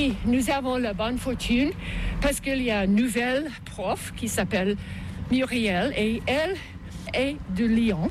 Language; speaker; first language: French; non-native, local second language; English